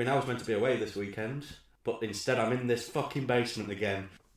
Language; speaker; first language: English; native; English